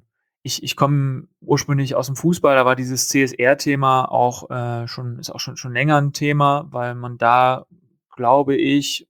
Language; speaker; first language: German; native; German